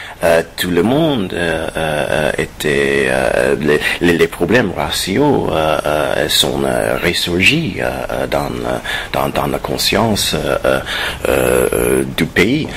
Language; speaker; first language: French; non-native, fluent; English